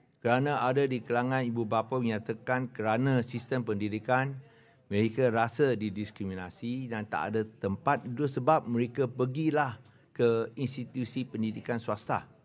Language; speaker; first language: Malay; non-native, local second language; Chinese